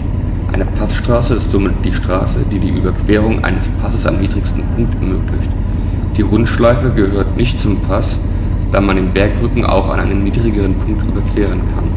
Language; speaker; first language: German; native; German